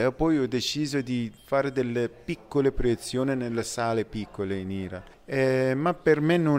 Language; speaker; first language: Italian; non-native, fluent; Persian